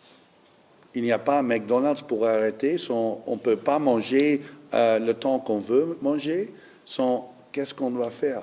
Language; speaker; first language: French; non-native, fluent; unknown